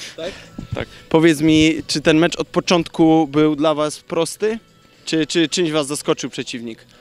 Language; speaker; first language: Polish; native; Polish